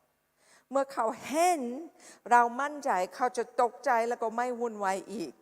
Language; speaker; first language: Thai; non-native, fluent; English